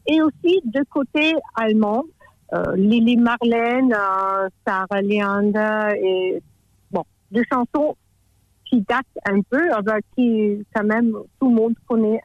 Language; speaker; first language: French; non-native, fluent; German